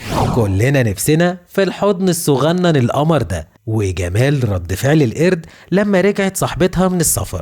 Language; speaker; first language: Arabic; native; Arabic